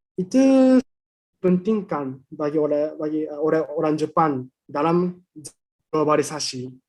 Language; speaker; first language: Indonesian; non-native, fluent; Japanese